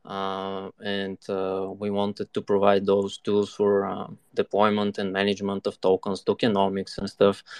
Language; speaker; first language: English; non-native, fluent; Bulgarian